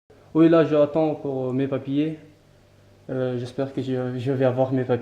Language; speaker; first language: French; non-native, learner; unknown